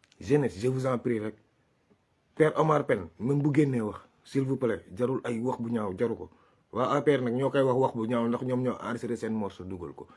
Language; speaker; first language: Wolof; non-native, local second language; Fula